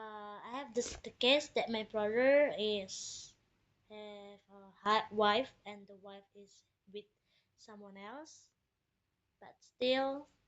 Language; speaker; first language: English; non-native, fluent; Indonesian